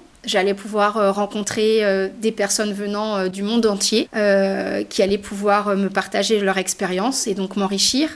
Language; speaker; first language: French; native; French